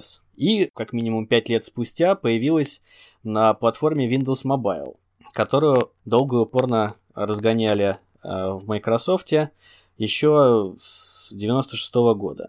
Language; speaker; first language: Russian; native; Russian